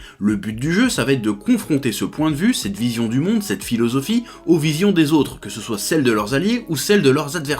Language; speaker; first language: French; native; French